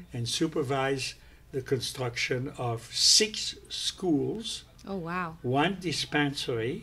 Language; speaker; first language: English; non-native, fluent; French